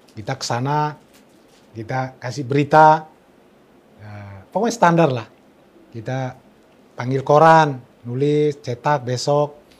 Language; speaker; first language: Indonesian; non-native, local second language; Tetum